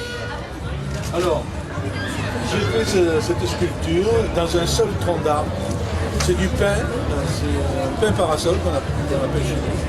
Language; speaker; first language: French; native; French